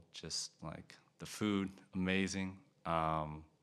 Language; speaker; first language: English; native; English